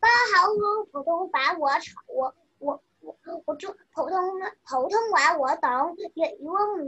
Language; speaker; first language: Chinese; early bilingual, other home language; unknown